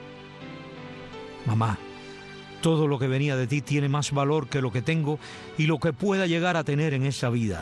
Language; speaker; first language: Spanish; native; Spanish